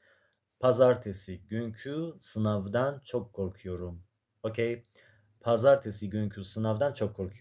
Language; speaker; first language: Turkish; non-native, fluent; Persian